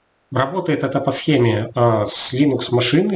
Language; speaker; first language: Russian; native; Russian